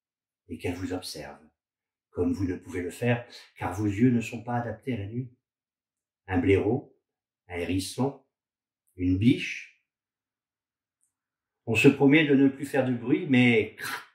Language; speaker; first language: French; native; French